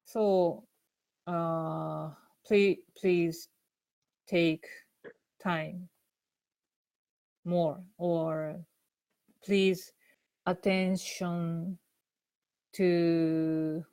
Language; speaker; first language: English; non-native, learner; Japanese